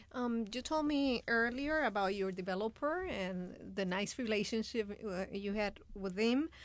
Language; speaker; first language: English; non-native, fluent; Spanish